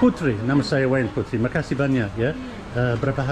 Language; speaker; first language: Indonesian; non-native, learner; English